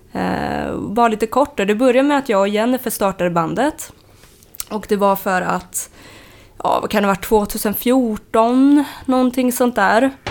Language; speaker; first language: Swedish; native; Swedish